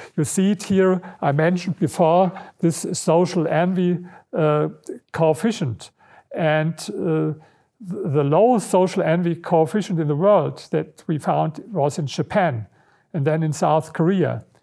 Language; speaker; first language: English; non-native, fluent; German